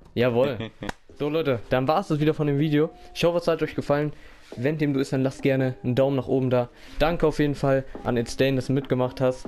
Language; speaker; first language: German; native; German